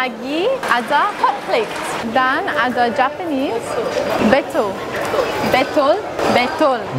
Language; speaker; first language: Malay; non-native, learner; English